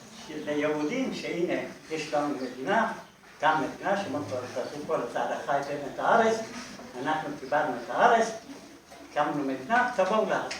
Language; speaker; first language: Hebrew; non-native, fluent; Persian